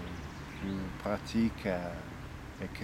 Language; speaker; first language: French; non-native, fluent; Serbian